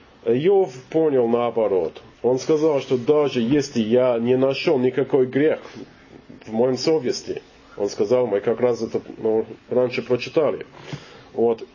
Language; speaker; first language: Russian; non-native, learner; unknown